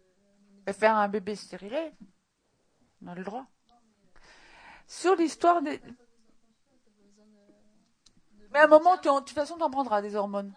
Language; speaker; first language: French; native; French